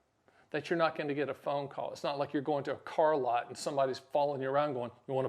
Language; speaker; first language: English; native; English